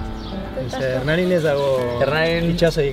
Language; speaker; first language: Basque; non-native, learner; Spanish